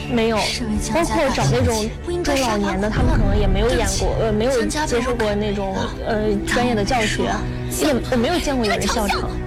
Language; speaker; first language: Chinese; native; Chinese